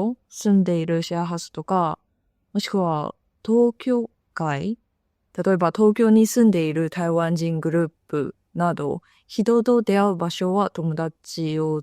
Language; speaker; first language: Japanese; non-native, fluent; Chinese